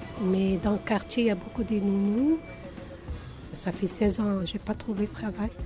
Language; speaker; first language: French; non-native, learner; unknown